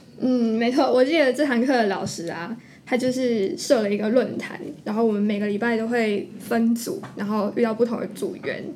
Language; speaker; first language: Chinese; native; Chinese